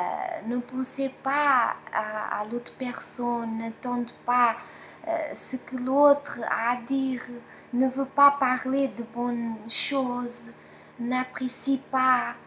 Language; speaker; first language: French; non-native, fluent; Portuguese